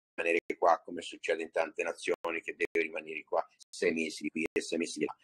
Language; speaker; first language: Italian; native; Italian